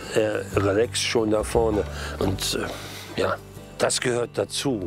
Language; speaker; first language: German; native; German